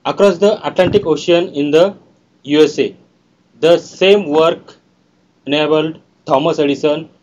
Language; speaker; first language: English; non-native, local second language; Marathi